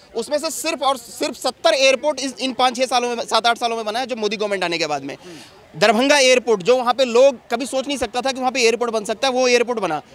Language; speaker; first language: Hindi; native; Hindi